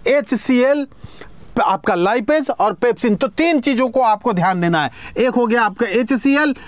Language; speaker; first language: Hindi; native; Hindi